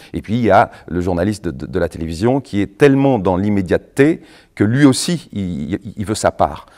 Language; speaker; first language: French; native; French